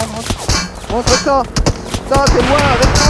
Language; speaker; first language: French; native; French